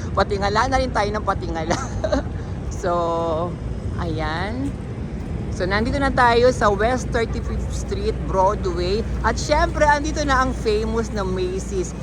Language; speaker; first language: Filipino; native; Filipino